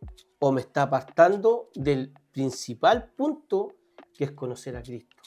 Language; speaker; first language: Spanish; native; Spanish